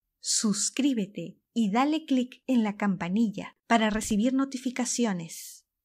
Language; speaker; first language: Spanish; native; Spanish